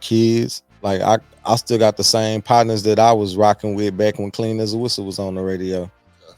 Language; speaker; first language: English; native; English